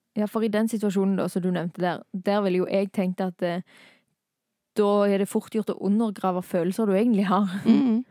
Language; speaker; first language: Norwegian; native; Norwegian